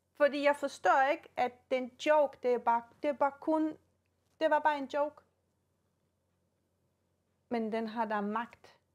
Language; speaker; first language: Danish; non-native, fluent; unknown